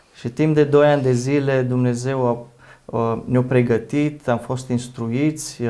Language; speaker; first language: Romanian; native; Romanian